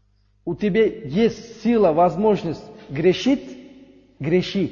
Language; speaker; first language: Russian; non-native, learner; Uzbek